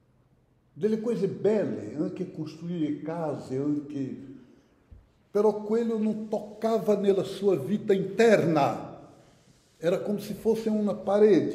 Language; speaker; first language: Italian; non-native, fluent; Portuguese